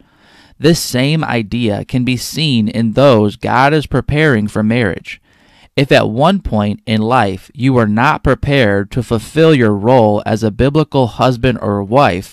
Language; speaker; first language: English; native; English